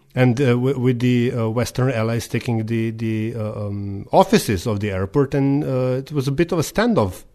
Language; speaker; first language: English; non-native, fluent; Slovenian